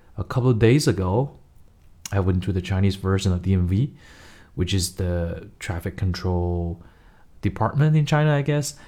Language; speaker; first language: English; non-native, fluent; Chinese